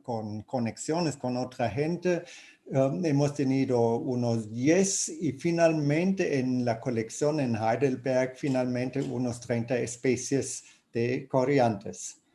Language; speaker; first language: Spanish; non-native, fluent; German